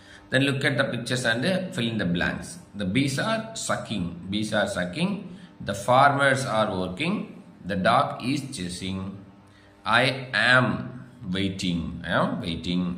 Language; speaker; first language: English; non-native, local second language; Tamil